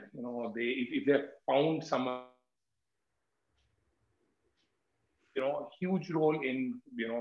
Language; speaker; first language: English; non-native, local second language; Hindi